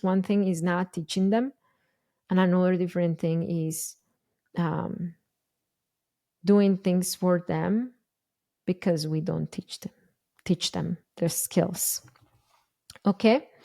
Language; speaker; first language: English; non-native, fluent; Spanish